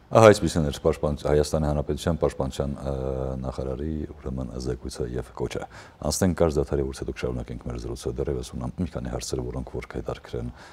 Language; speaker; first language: Armenian; native; Armenian